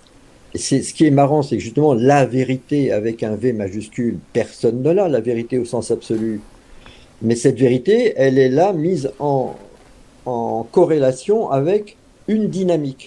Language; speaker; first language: French; native; French